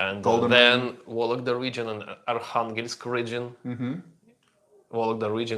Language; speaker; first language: English; non-native, learner; Russian